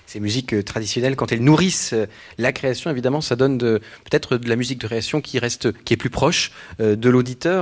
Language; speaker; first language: French; native; French